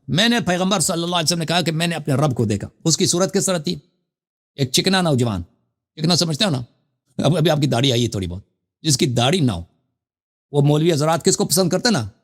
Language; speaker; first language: Urdu; non-native, fluent; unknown